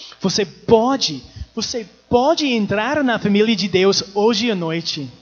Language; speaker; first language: Portuguese; non-native, learner; English